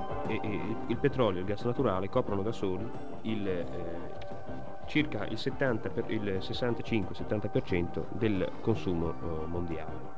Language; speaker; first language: Italian; native; Italian